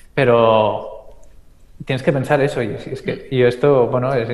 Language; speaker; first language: Spanish; native; Spanish